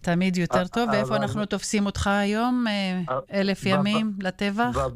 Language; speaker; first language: Hebrew; non-native, local second language; Arabic